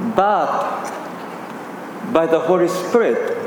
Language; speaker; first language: English; non-native, fluent; Japanese